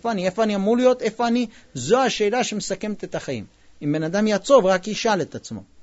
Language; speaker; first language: Hebrew; non-native, fluent; English